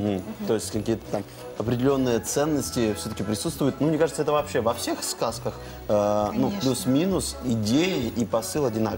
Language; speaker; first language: Russian; native; Russian